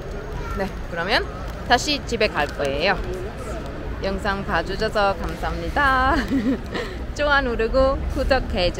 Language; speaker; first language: Korean; non-native, learner; German